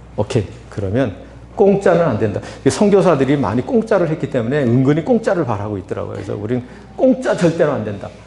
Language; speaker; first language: Korean; native; Korean